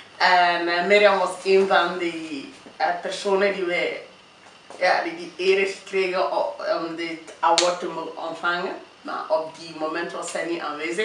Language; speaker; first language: Dutch; non-native, fluent; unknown